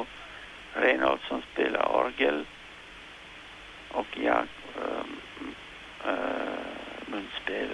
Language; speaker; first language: Swedish; non-native, fluent; French